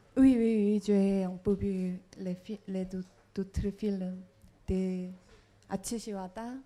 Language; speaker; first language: French; non-native, fluent; Korean